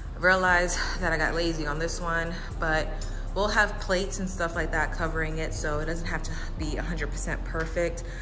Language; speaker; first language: English; native; English